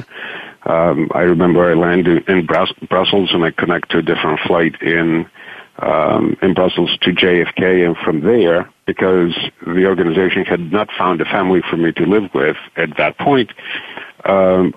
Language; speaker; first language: English; non-native, fluent; Greek